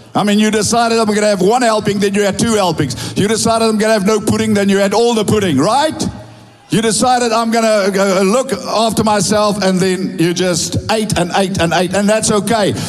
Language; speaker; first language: English; non-native, local second language; Afrikaans